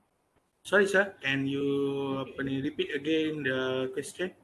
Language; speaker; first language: English; non-native, learner; Malay